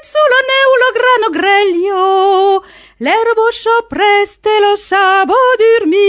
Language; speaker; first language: French; native; French